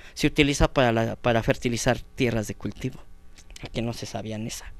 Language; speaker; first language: Spanish; native; Spanish